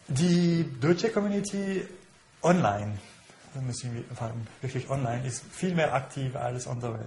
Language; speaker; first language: German; non-native, fluent; French